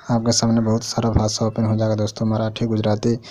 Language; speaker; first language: Hindi; native; Hindi